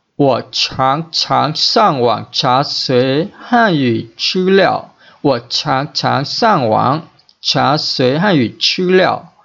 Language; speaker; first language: Chinese; non-native, learner; Vietnamese